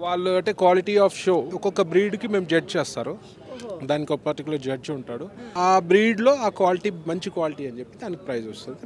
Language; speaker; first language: Telugu; native; Telugu